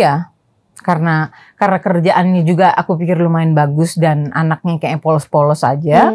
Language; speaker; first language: Indonesian; native; Indonesian